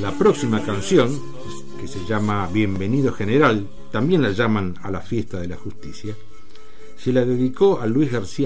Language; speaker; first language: Spanish; native; Spanish